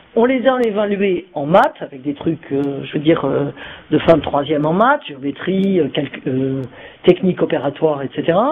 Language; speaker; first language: French; native; French